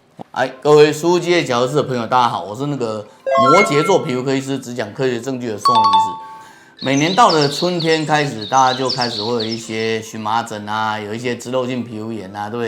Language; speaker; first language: Chinese; native; Chinese